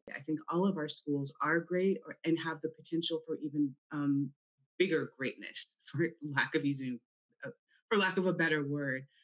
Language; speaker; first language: English; native; English